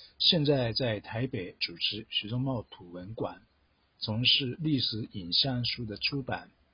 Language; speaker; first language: Chinese; non-native, fluent; Japanese